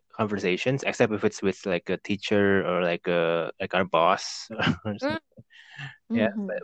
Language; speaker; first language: English; non-native, fluent; Indonesian